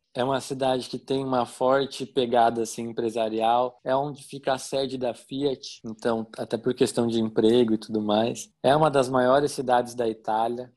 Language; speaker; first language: Portuguese; native; Portuguese